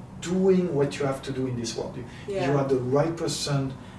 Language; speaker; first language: English; non-native, fluent; French